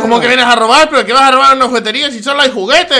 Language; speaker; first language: Spanish; native; Spanish